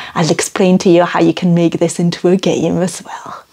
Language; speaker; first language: English; non-native, fluent; French